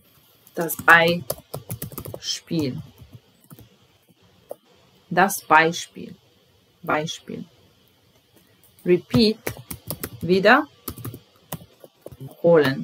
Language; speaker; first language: German; non-native, fluent; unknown